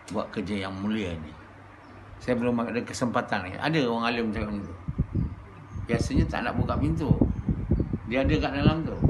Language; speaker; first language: Malay; native; Malay